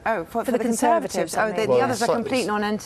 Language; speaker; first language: English; native; English